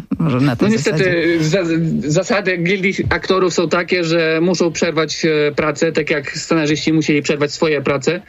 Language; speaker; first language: Polish; native; Polish